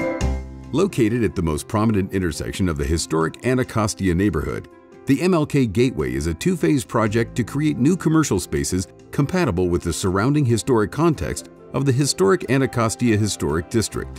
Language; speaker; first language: English; native; English